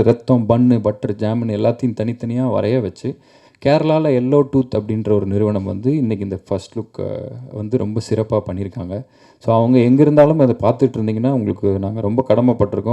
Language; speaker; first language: Tamil; native; Tamil